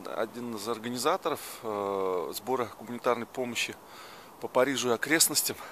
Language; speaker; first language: Russian; native; Russian